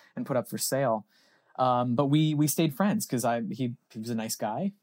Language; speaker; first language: English; native; English